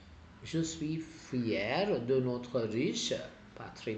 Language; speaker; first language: French; non-native, fluent; Tamil